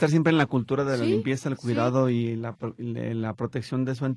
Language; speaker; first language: Spanish; native; Spanish